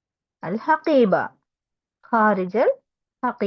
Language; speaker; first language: Arabic; non-native, fluent; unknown